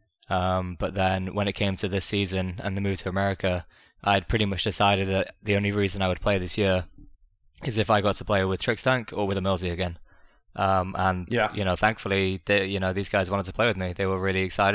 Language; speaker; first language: English; native; English